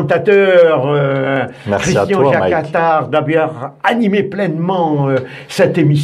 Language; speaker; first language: French; native; French